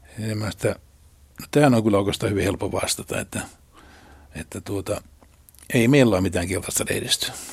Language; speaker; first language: Finnish; native; Finnish